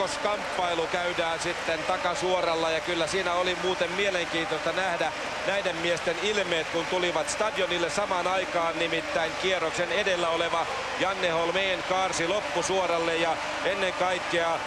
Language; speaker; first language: Finnish; native; Finnish